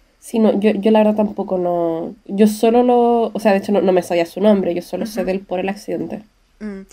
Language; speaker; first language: Spanish; native; Spanish